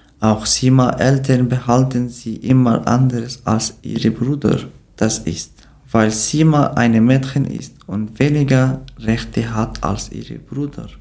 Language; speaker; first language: German; non-native, learner; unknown